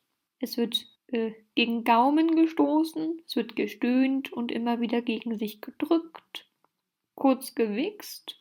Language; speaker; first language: German; native; German